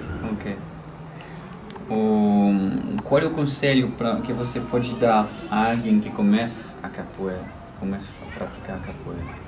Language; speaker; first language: Portuguese; non-native, fluent; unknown